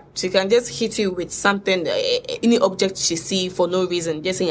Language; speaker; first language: English; non-native, local second language; Akan